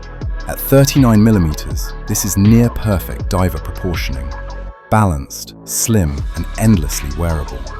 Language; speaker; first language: English; native; English